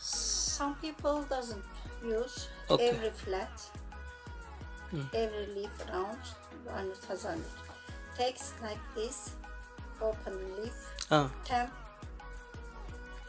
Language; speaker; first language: English; non-native, learner; Turkish